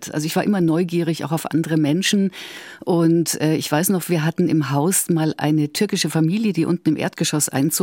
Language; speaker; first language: German; native; German